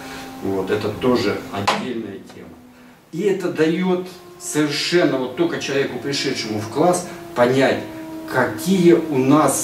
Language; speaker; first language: Russian; native; Russian